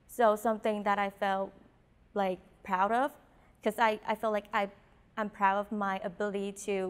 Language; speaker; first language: English; non-native, fluent; Vietnamese